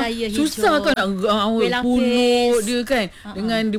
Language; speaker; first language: Malay; native; Malay